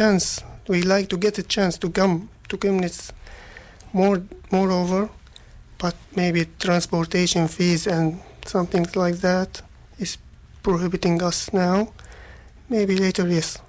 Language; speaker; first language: English; non-native, fluent; Arabic